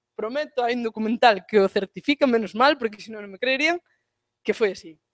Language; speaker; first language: Galician; native; Galician